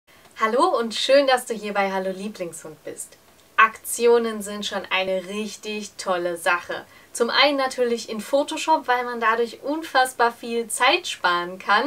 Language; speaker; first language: German; native; German